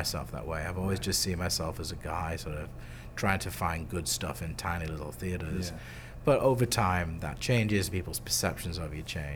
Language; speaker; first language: English; native; English